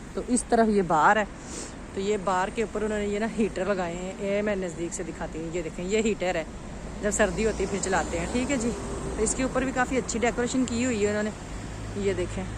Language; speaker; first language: Urdu; native; Urdu